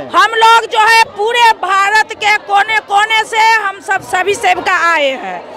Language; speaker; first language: Hindi; native; Hindi